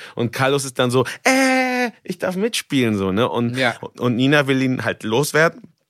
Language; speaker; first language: German; non-native, fluent; Spanish